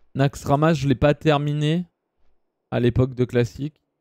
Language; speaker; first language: French; early bilingual, other home language; Italian